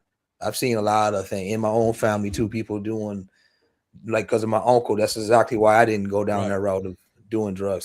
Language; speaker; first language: English; native; English